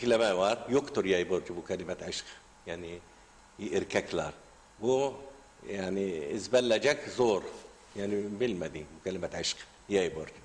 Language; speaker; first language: Turkish; non-native, learner; Arabic